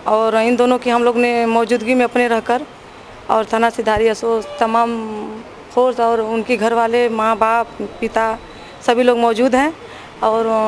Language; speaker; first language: Hindi; native; Hindi